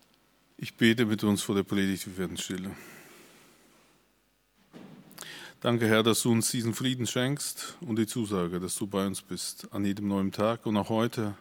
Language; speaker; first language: German; native; German